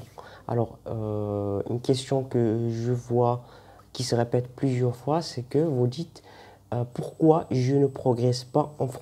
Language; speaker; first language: French; non-native, fluent; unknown